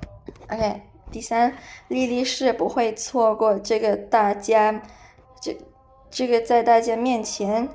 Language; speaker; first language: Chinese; non-native, fluent; Indonesian